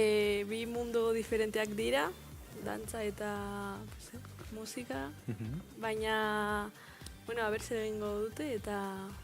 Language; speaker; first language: Basque; non-native, local second language; Spanish